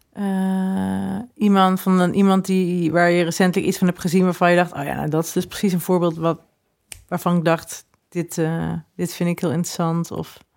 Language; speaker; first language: Dutch; native; Dutch